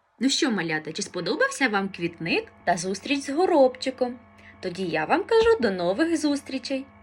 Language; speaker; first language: Ukrainian; native; Ukrainian